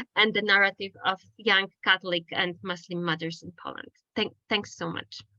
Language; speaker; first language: English; non-native, fluent; Polish